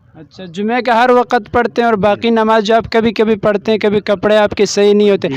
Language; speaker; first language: Urdu; non-native, local second language; Pashto